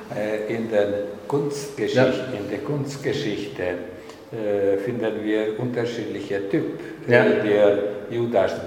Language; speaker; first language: German; non-native, learner; Hungarian